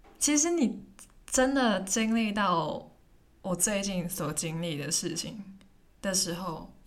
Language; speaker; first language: Chinese; non-native, local second language; Cantonese